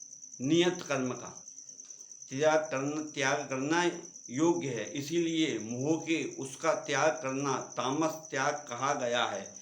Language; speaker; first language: Hindi; native; Hindi